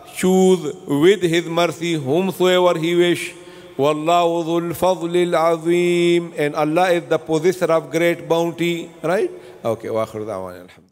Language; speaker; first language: English; non-native, local second language; Urdu